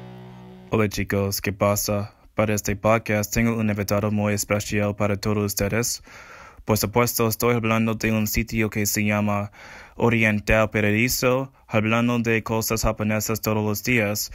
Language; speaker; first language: Spanish; non-native, learner; English